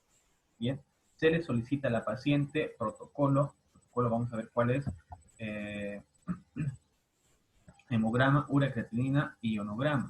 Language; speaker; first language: Spanish; native; Spanish